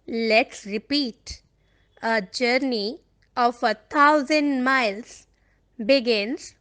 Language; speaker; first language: English; non-native, local second language; Punjabi